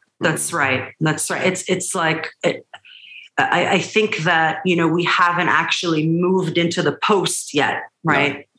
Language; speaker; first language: English; early bilingual, other home language; Hebrew